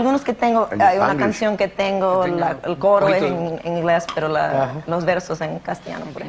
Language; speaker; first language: Spanish; early bilingual, heritage; Spanish